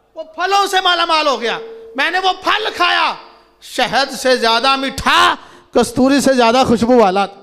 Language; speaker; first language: Urdu; non-native, local second language; Punjabi